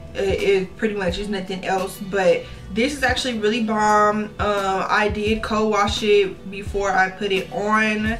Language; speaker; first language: English; native; English